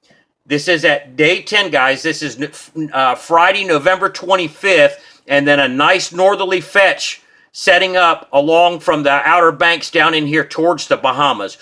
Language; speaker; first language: English; native; English